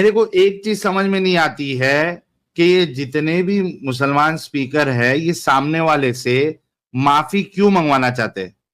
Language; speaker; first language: Hindi; native; Hindi